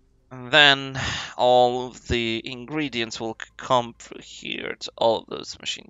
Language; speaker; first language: English; non-native, fluent; Polish